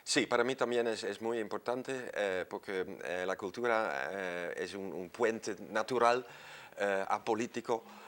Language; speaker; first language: Spanish; non-native, fluent; Dutch